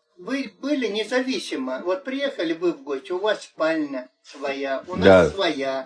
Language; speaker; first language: Russian; native; Russian